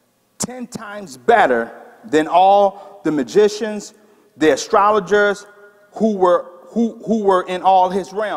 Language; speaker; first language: English; native; English